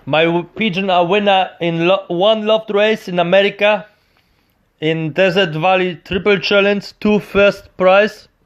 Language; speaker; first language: English; non-native, learner; Polish